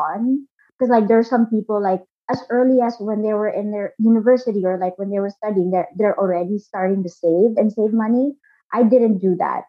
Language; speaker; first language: English; non-native, local second language; Filipino